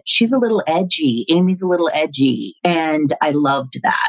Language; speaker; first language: English; native; English